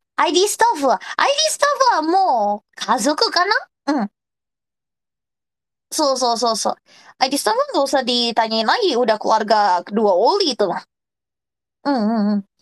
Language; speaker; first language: Japanese; non-native, learner; Indonesian